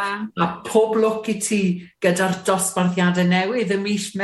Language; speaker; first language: Welsh; native; Welsh